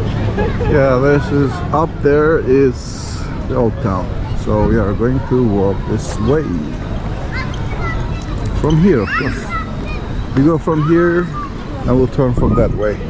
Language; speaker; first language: English; non-native, fluent; Turkish